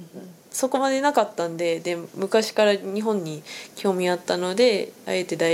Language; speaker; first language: Japanese; non-native, fluent; English